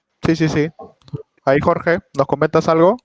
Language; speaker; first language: Spanish; native; Spanish